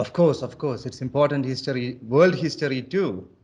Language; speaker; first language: English; non-native, local second language; Malayalam